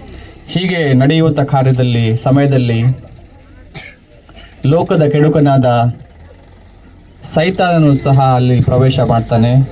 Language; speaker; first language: Kannada; native; Kannada